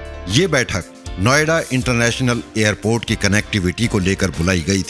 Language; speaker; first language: Hindi; native; Hindi